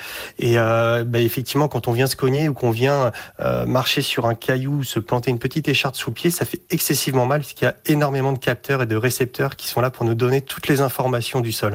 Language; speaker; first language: French; native; French